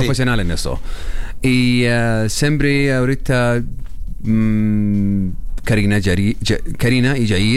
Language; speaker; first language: Spanish; non-native, learner; Arabic